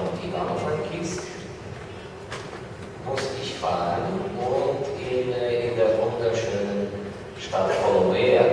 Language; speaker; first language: German; non-native, fluent; Ukrainian